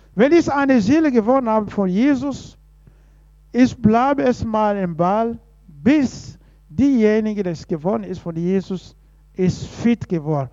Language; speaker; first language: German; non-native, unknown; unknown